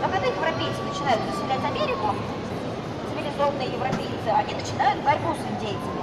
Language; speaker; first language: Russian; native; Russian